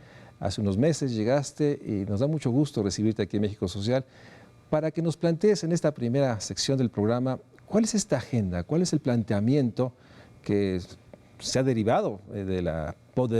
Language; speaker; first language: Spanish; native; Spanish